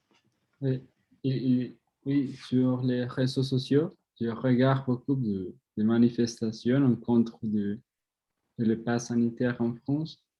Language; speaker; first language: French; non-native, learner; Spanish